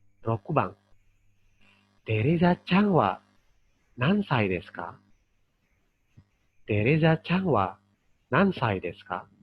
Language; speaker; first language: Japanese; non-native, fluent; Indonesian